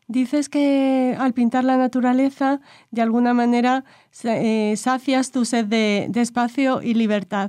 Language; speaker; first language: Spanish; native; Spanish